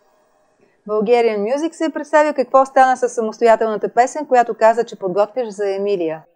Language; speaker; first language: Bulgarian; native; Bulgarian